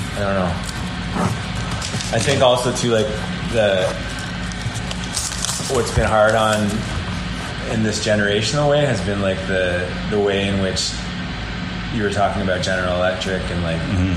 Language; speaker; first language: English; native; English